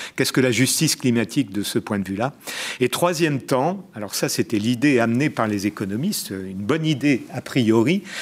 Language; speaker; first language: French; native; French